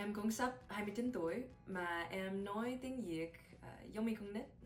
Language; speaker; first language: Vietnamese; early bilingual, heritage; English